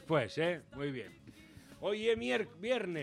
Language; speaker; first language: Spanish; native; Spanish